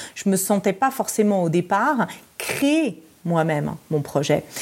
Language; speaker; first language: French; native; French